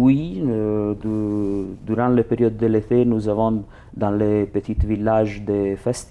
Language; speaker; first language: French; non-native, learner; Italian